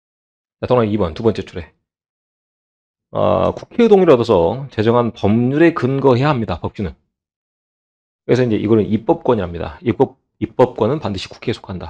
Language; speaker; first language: Korean; native; Korean